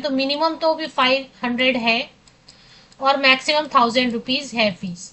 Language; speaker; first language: Hindi; native; Hindi